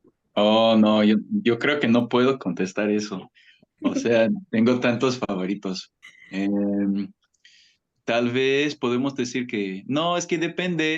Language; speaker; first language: Spanish; non-native, fluent; English